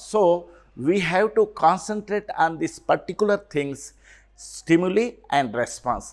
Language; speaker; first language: English; non-native, local second language; Telugu